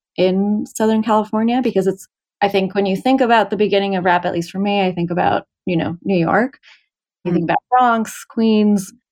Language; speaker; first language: English; native; English